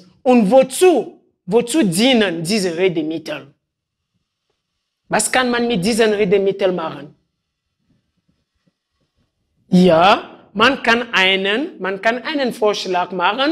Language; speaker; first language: German; non-native, fluent; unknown